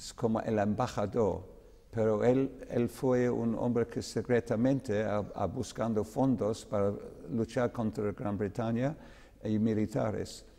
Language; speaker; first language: Spanish; non-native, learner; English